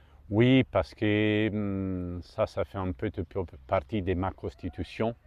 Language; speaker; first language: French; non-native, fluent; Italian